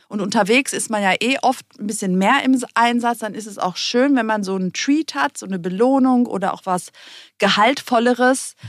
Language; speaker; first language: German; early bilingual, other home language; Greek